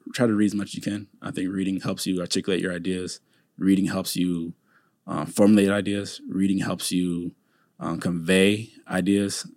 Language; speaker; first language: English; native; English